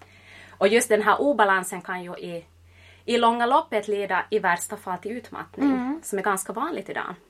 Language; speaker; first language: Swedish; native; Swedish